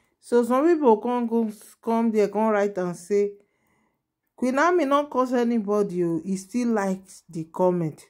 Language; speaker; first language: Nigerian Pidgin; non-native, local second language; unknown